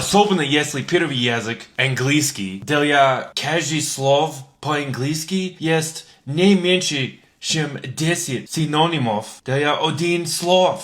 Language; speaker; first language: Russian; non-native, learner; English